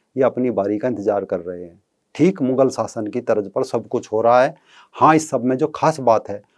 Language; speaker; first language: Hindi; native; Hindi